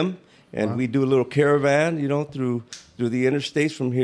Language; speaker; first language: English; native; English